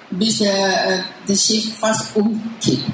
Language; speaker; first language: German; non-native, learner; Thai